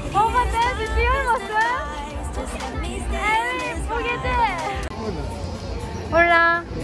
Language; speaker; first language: Turkish; non-native, learner; Korean